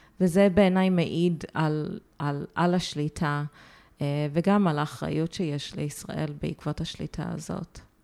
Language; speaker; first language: Hebrew; early bilingual, heritage; Hebrew